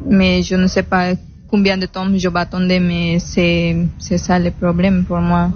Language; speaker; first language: French; non-native, learner; Spanish